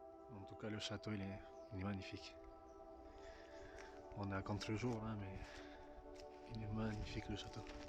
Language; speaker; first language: French; native; French